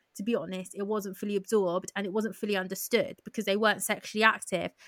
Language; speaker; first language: English; early bilingual, other home language; Yoruba